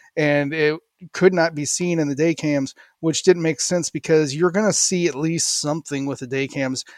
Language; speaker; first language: English; native; English